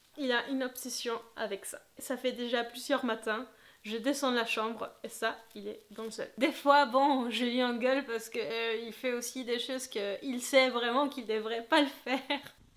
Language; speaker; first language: French; non-native, fluent; Spanish